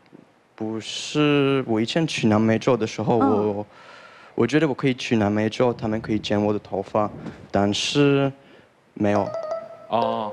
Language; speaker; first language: Chinese; non-native, learner; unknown